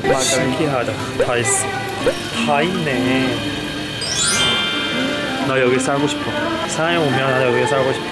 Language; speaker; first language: Korean; non-native, fluent; Chinese